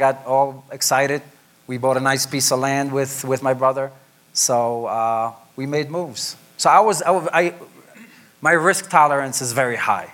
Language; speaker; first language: English; non-native, fluent; Polish